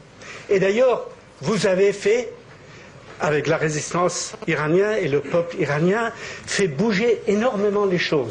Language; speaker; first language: French; native; French